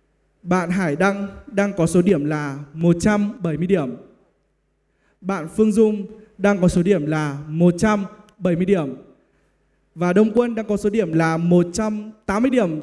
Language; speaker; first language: Vietnamese; native; Vietnamese